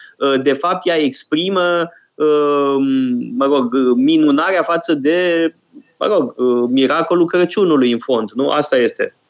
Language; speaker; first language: Romanian; native; Romanian